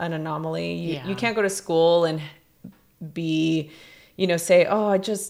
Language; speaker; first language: English; native; English